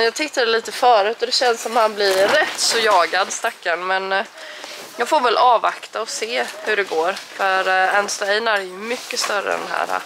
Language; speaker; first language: Swedish; native; Swedish